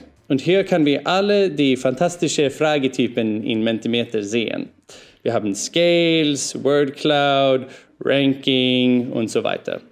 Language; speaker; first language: German; non-native, fluent; Swedish